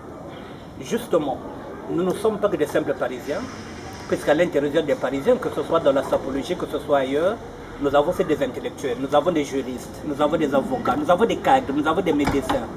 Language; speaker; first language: French; non-native, local second language; Lingala